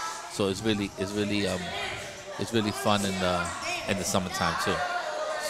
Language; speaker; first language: English; native; English